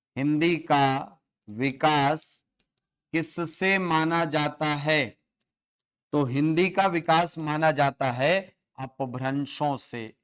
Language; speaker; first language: Hindi; native; Hindi